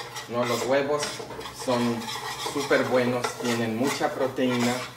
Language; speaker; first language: Spanish; non-native, fluent; Polish